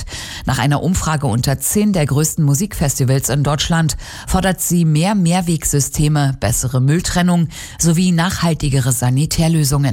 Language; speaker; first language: German; native; German